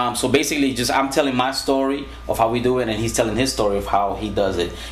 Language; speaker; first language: English; early bilingual, other home language; Spanish